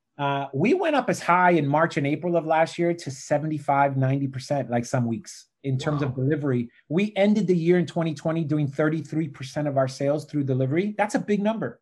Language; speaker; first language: English; native; English